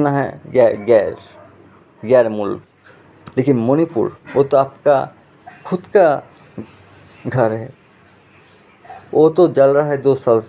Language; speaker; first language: Hindi; non-native, fluent; Bangla